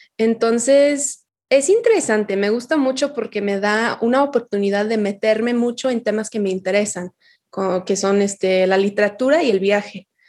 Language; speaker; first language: Spanish; non-native, fluent; English